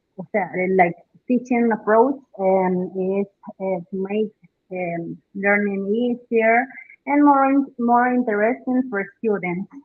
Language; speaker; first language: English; non-native, fluent; Spanish